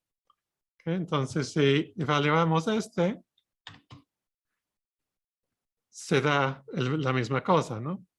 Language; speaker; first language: Spanish; non-native, fluent; English